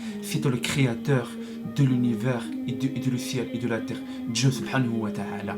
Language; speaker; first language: French; non-native, learner; Arabic